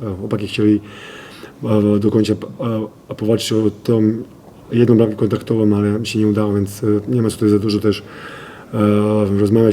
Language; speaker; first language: Polish; non-native, fluent; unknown